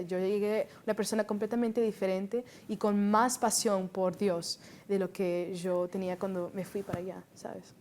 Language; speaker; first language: Spanish; early bilingual, heritage; Spanish